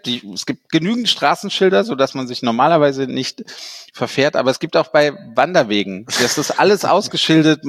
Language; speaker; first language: German; native; German